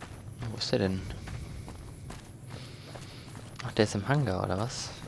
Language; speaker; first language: German; native; German